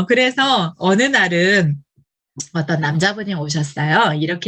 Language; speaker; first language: Korean; native; Korean